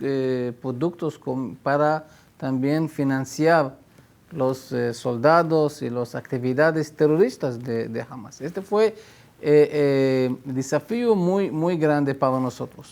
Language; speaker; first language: Spanish; non-native, fluent; Hebrew